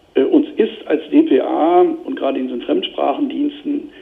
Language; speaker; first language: German; native; German